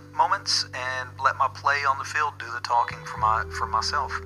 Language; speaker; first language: English; native; English